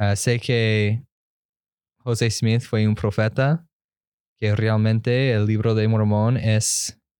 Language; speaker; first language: Spanish; non-native, fluent; English